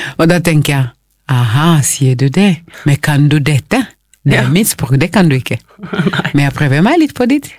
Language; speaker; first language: Norwegian; non-native, fluent; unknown